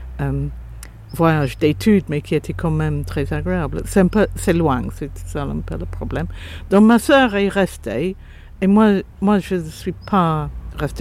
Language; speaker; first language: French; non-native, fluent; English